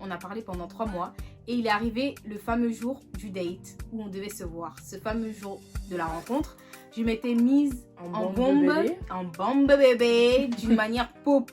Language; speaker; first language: French; native; French